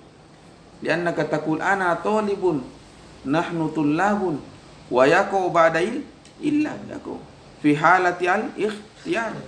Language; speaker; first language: Arabic; non-native, fluent; Indonesian